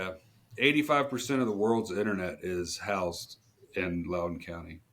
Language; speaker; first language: English; native; English